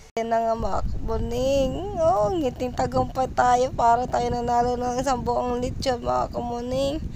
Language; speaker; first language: Filipino; native; Filipino